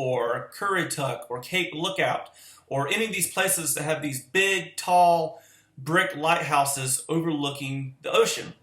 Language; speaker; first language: English; native; English